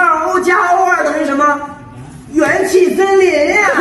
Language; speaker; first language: Chinese; native; Chinese